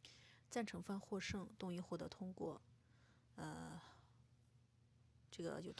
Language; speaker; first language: Chinese; native; Chinese